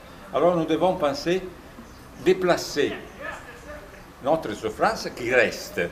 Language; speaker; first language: French; non-native, fluent; Italian